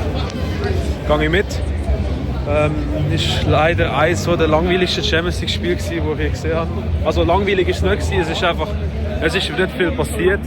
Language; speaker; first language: German; native; German